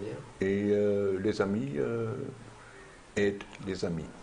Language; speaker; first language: French; non-native, learner; German